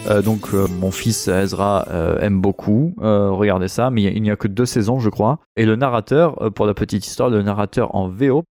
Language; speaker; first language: French; native; French